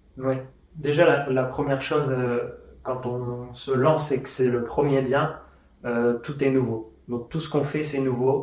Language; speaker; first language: French; native; French